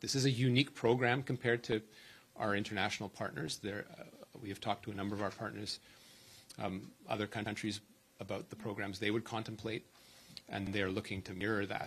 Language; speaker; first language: English; native; English